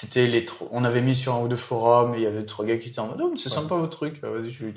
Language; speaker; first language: French; native; French